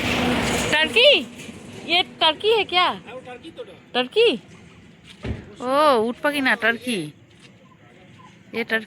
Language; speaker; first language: Hindi; non-native, local second language; Bangla